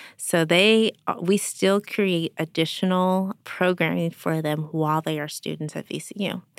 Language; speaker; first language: English; native; English